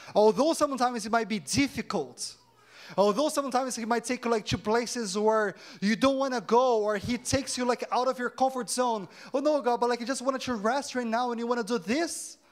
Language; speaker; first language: English; non-native, fluent; Portuguese